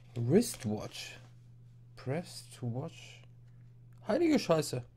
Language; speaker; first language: German; non-native, fluent; English